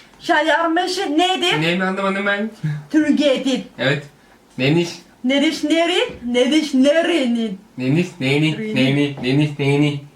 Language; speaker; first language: Turkish; non-native, learner; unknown